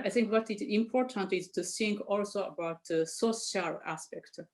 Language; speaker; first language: English; non-native, fluent; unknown